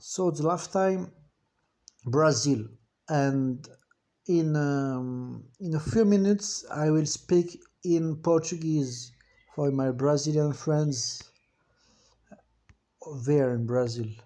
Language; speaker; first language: English; non-native, fluent; French